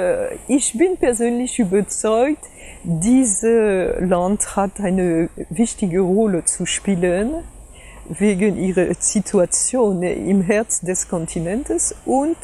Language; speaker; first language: German; non-native, fluent; French